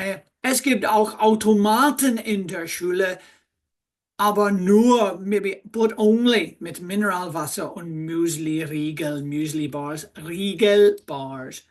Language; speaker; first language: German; non-native, fluent; English